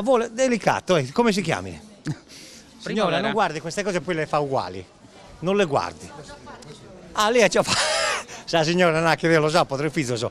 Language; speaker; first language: Italian; native; Italian